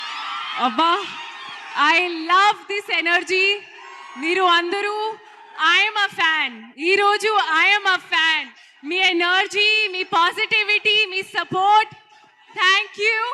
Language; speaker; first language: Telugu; non-native, learner; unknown